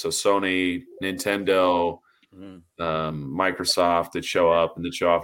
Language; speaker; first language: English; native; English